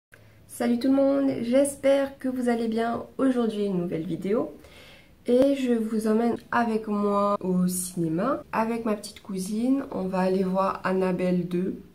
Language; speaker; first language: French; native; French